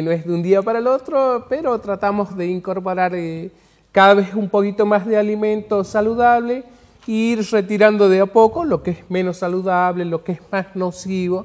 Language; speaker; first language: Spanish; native; Spanish